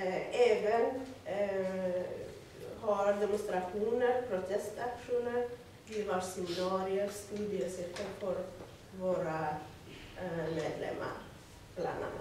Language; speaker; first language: Swedish; non-native, fluent; Persian